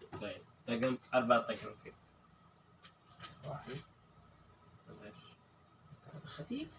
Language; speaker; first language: Arabic; non-native, learner; Hindi